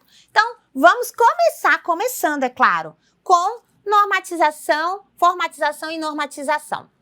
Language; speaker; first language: Portuguese; native; Portuguese